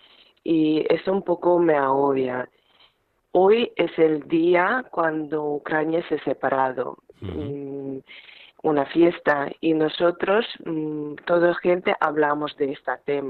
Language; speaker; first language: Spanish; non-native, learner; Ukrainian